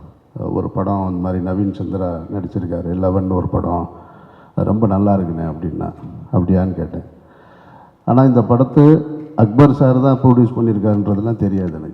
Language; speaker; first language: Tamil; native; Tamil